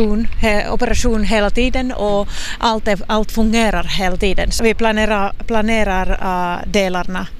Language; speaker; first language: Swedish; non-native, local second language; Finnish